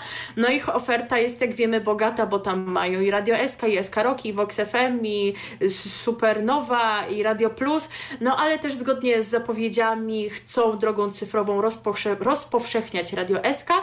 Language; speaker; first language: Polish; native; Polish